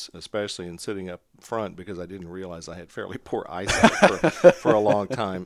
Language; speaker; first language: English; native; English